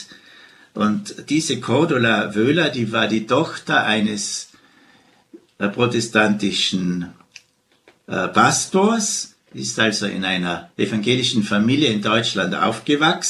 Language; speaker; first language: German; native; German